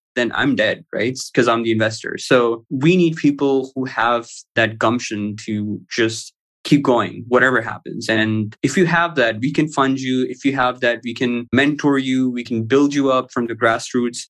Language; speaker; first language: English; non-native, local second language; Urdu